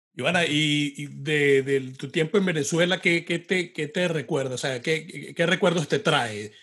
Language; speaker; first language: Spanish; native; Spanish